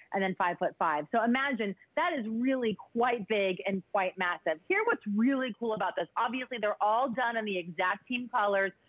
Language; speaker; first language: English; native; English